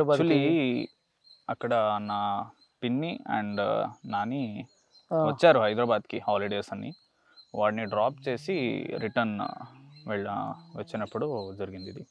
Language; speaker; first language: Telugu; non-native, learner; Kannada